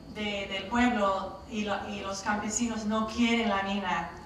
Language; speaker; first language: Spanish; non-native, learner; English